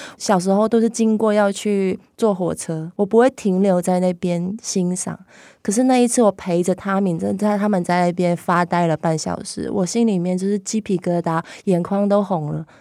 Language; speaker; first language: Chinese; non-native, local second language; Cantonese